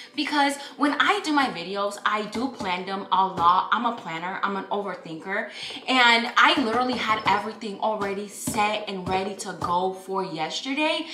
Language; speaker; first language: English; early bilingual, other home language; Spanish